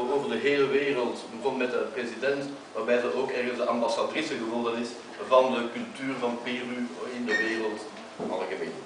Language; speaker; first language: Dutch; native; Dutch